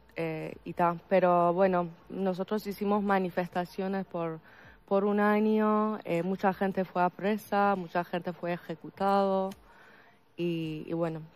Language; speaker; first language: Spanish; non-native, fluent; Persian